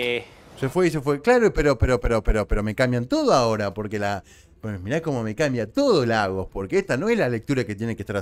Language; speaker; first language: Spanish; native; Spanish